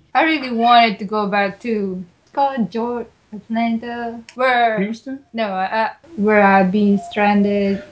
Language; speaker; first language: English; non-native, local second language; Filipino